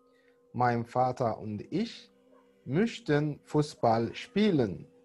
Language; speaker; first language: German; non-native, fluent; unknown